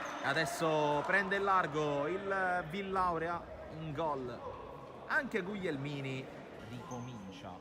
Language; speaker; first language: Italian; native; Italian